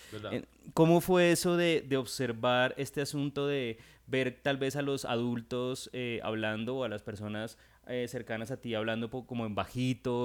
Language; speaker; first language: Spanish; native; Spanish